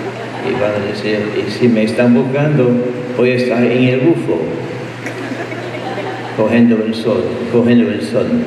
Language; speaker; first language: Spanish; non-native, fluent; English